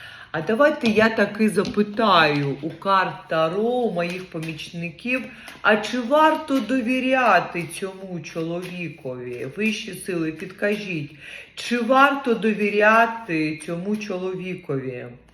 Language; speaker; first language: Ukrainian; non-native, local second language; Russian